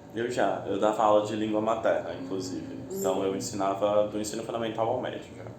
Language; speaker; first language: Portuguese; native; Portuguese